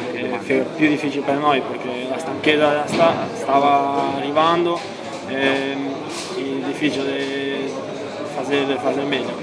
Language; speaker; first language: Italian; non-native, learner; Portuguese